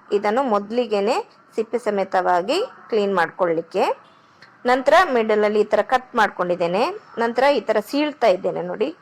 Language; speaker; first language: Kannada; non-native, local second language; Konkani